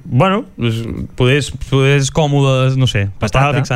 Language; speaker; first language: Catalan; native; Catalan